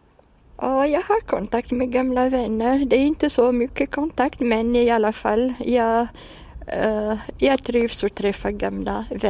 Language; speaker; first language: Swedish; non-native, fluent; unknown